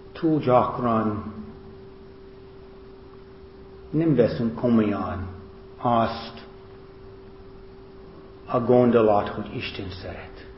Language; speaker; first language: Hungarian; non-native, fluent; English